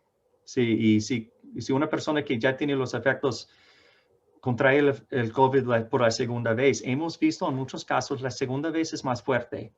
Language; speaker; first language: Spanish; non-native, fluent; English